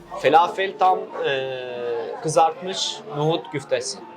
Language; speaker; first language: Turkish; non-native, fluent; Arabic